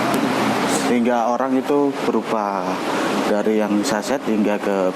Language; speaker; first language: Indonesian; non-native, local second language; Javanese